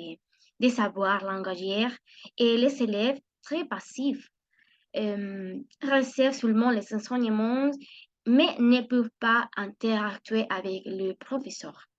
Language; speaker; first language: French; non-native, learner; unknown